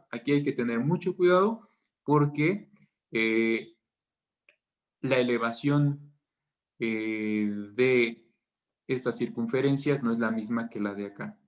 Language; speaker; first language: Spanish; native; Spanish